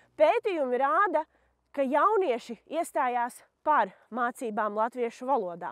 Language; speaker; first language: Latvian; native; Latvian